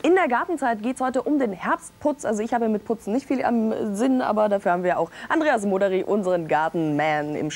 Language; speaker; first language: German; native; German